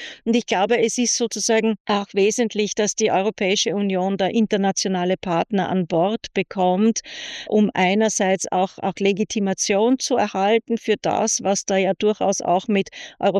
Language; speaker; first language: German; native; German